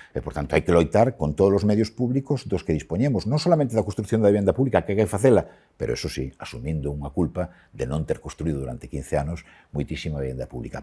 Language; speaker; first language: Galician; non-native, local second language; Spanish